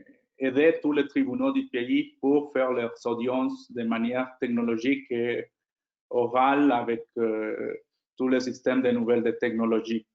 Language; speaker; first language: French; non-native, fluent; Spanish